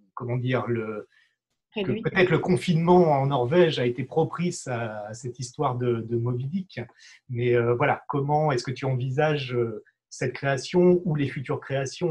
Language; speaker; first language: French; native; French